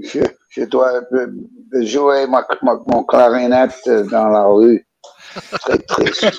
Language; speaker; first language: French; non-native, learner; English